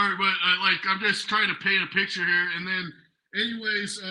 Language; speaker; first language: English; native; English